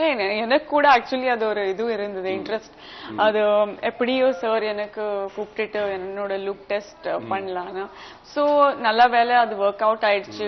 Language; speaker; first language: Tamil; non-native, fluent; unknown